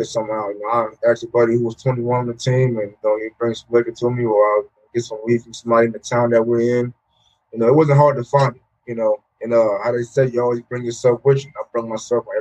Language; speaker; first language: English; native; English